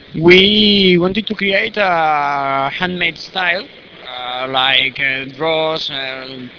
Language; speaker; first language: English; non-native, learner; Spanish